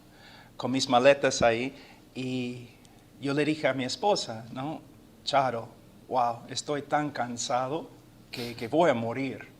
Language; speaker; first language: Spanish; non-native, fluent; English